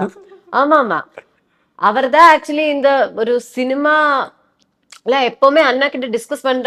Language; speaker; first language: Tamil; non-native, learner; Malayalam